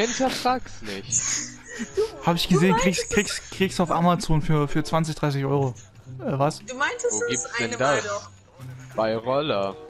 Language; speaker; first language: German; native; German